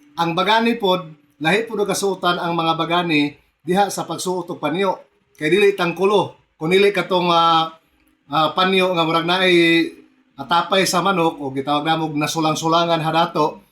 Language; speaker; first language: Cebuano; non-native, local second language; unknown